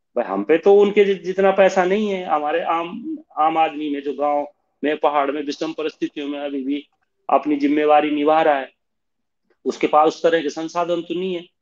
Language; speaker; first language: Hindi; native; Hindi